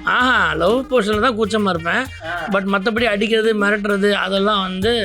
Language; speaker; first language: Tamil; native; Tamil